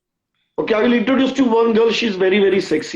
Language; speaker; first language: English; non-native, local second language; Hindi